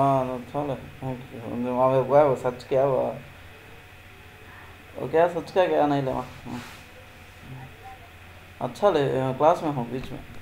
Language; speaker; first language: Hindi; non-native, local second language; Telugu